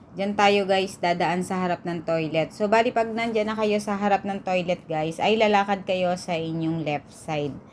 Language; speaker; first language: Filipino; native; Filipino